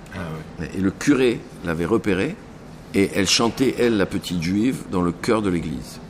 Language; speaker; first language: French; native; French